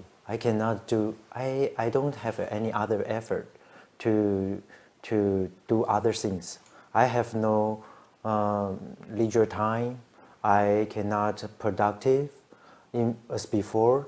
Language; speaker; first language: English; non-native, fluent; Chinese